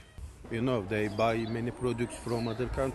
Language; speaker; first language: English; non-native, learner; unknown